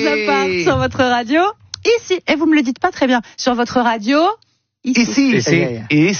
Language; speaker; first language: French; native; French